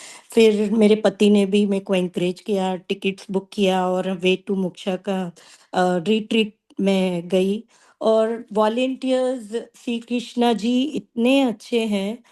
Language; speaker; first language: Hindi; non-native, local second language; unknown